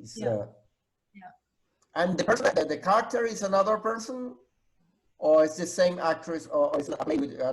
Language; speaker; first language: English; non-native, fluent; Spanish